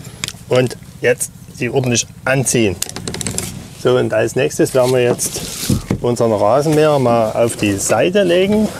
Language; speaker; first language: German; native; German